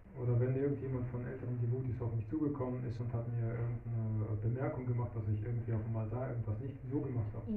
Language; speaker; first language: German; non-native, fluent; Russian